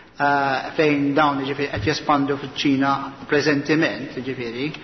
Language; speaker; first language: English; non-native, local second language; Maltese